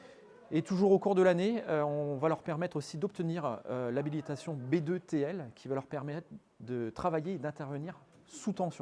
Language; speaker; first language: French; native; French